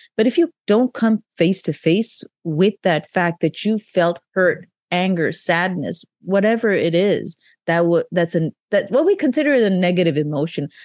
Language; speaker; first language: English; non-native, local second language; Urdu